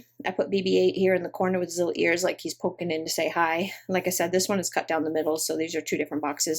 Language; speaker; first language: English; native; English